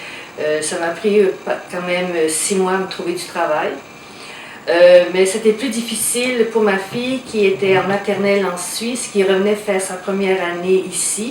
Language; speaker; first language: French; native; French